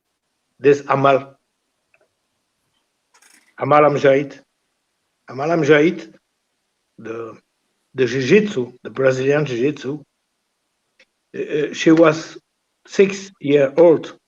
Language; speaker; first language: English; non-native, learner; French